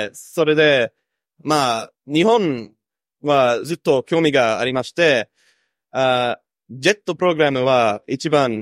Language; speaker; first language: Japanese; non-native, fluent; English